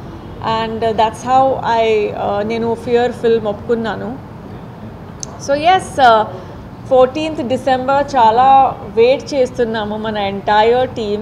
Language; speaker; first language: Telugu; non-native, fluent; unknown